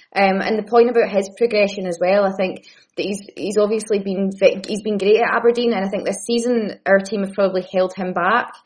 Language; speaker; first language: English; native; English